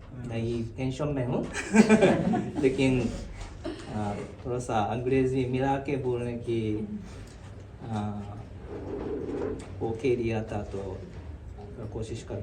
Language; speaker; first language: Hindi; non-native, fluent; Japanese